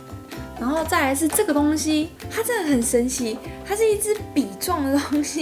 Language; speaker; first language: Chinese; native; Chinese